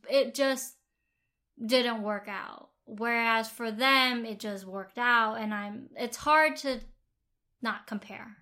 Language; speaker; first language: English; early bilingual, other home language; Vietnamese